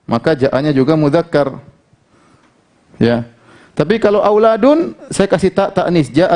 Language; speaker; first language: Indonesian; native; Indonesian